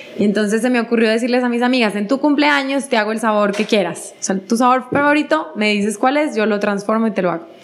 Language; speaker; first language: Spanish; native; Spanish